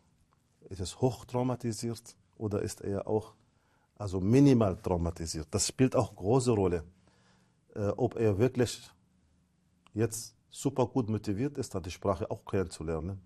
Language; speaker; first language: German; non-native, fluent; Arabic